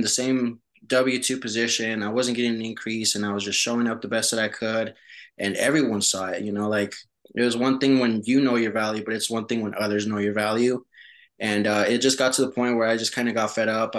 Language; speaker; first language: English; early bilingual, other home language; Spanish